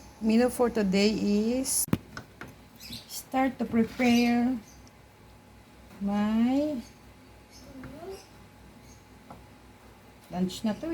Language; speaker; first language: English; non-native, local second language; Filipino